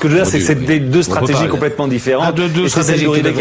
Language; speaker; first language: French; native; French